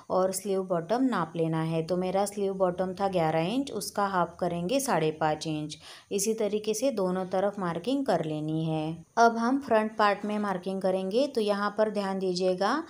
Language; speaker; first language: Hindi; native; Hindi